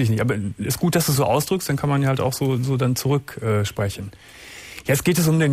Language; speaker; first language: German; native; German